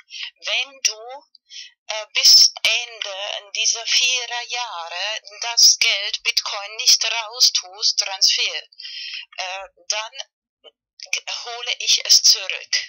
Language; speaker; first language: German; non-native, fluent; Spanish